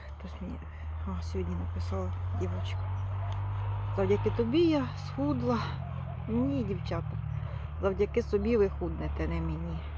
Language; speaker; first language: Ukrainian; native; Ukrainian